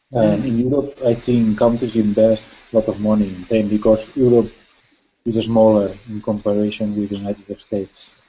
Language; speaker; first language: English; non-native, fluent; Spanish